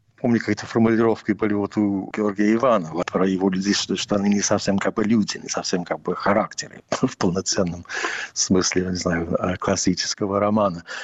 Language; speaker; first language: Russian; non-native, fluent; English